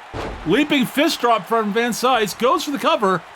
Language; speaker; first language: English; native; English